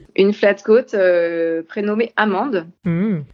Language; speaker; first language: French; native; French